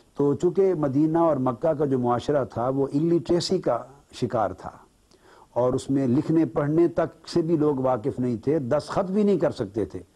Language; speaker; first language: Urdu; native; Urdu